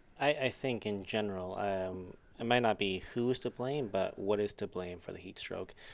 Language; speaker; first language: English; native; English